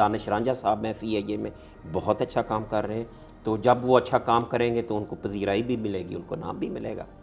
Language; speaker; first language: Urdu; non-native, local second language; Punjabi